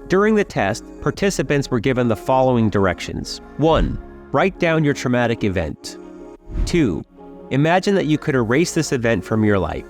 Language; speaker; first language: English; native; English